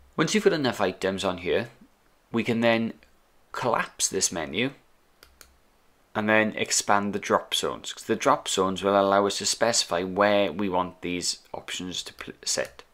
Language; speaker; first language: English; native; English